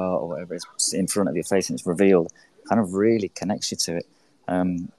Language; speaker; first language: English; native; English